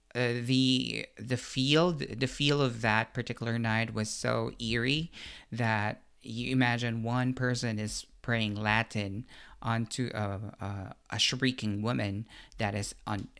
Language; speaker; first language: English; non-native, local second language; Filipino